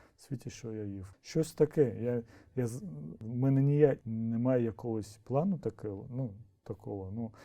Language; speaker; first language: Ukrainian; non-native, local second language; Crimean Tatar